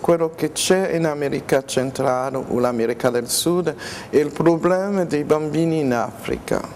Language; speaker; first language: Italian; non-native, fluent; French